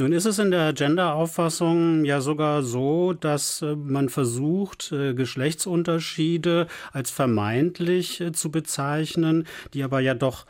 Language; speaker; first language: German; native; German